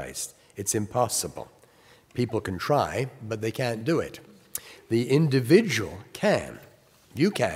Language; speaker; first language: English; native; English